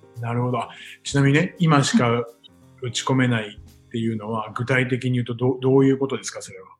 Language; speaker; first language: Japanese; native; Japanese